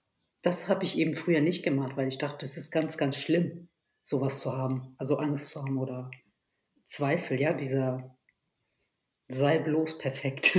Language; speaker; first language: German; early bilingual, other home language; Turkish